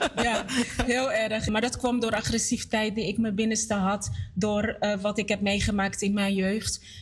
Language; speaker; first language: Dutch; non-native, fluent; Portuguese